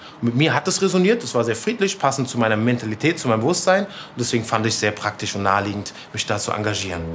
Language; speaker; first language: German; native; German